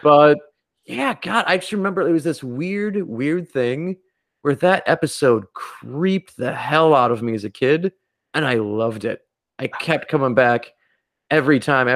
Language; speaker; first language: English; native; English